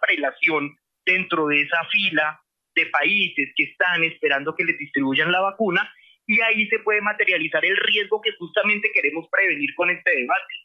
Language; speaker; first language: Spanish; native; Spanish